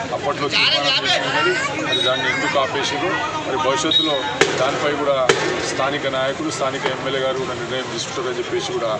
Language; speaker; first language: Telugu; native; Telugu